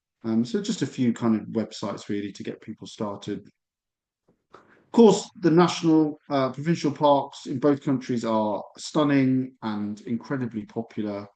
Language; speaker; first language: English; native; English